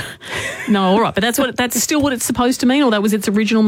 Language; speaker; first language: English; native; English